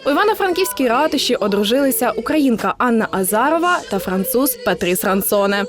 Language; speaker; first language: Ukrainian; native; Ukrainian